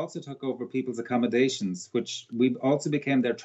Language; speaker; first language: English; native; English